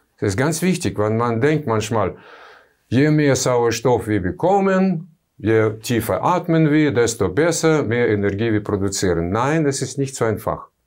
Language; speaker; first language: German; non-native, fluent; Russian